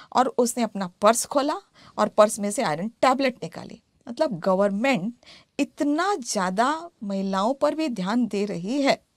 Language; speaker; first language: Hindi; native; Hindi